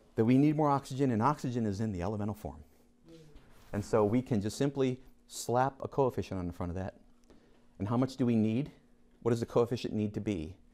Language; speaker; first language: English; native; English